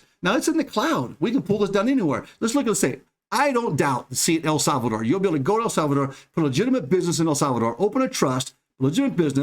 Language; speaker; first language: English; native; English